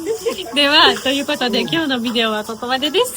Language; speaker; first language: Japanese; non-native, fluent; Georgian